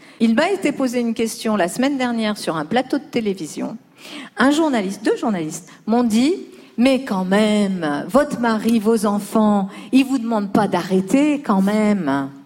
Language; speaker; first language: French; early bilingual, other home language; Spanish